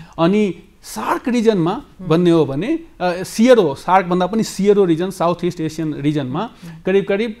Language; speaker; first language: Nepali; non-native, local second language; Maithili